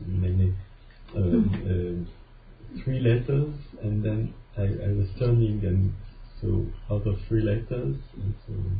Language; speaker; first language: English; non-native, fluent; French